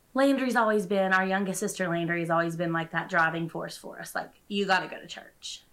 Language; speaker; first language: English; native; English